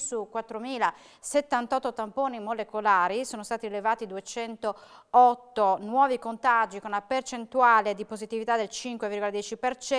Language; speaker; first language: Italian; native; Italian